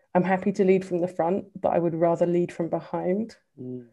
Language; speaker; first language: English; native; English